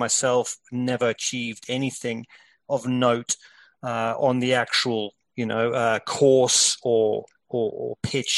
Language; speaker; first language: English; native; English